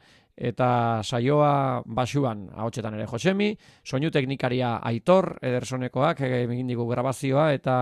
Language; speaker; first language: Basque; native; Basque